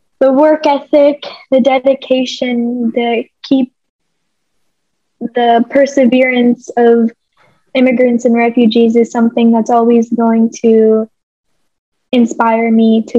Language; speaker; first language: English; early bilingual, other home language; Bosnian